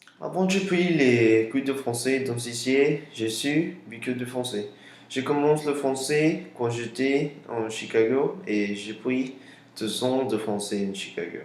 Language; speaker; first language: French; non-native, learner; Spanish